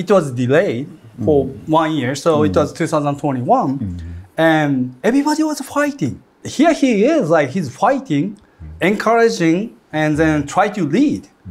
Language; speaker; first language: English; non-native, fluent; Japanese